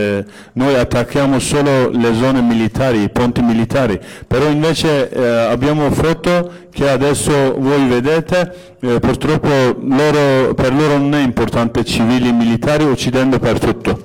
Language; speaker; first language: Italian; non-native, fluent; Kurdish